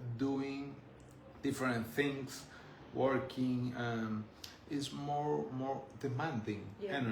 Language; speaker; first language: English; non-native, learner; Spanish